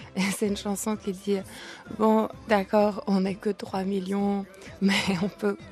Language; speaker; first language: French; early bilingual, other home language; Lithuanian